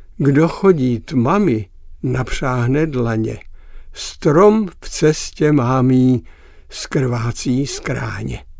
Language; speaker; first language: Czech; native; Czech